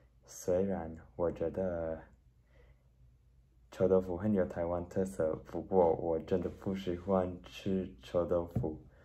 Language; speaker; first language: Chinese; non-native, learner; Spanish